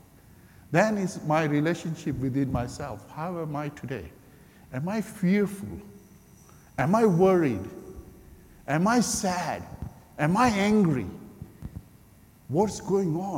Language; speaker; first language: English; non-native, local second language; Gujarati